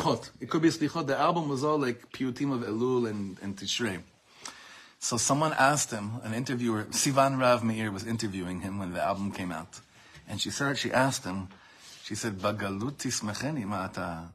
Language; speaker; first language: English; native; English